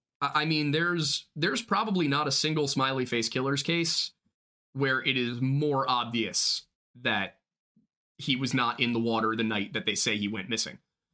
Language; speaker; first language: English; native; English